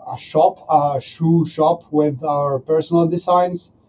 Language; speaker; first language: English; non-native, fluent; Spanish